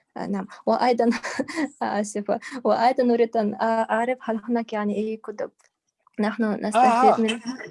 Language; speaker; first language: Arabic; non-native, fluent; Russian